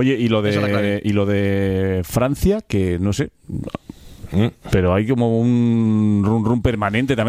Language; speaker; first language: Spanish; native; Spanish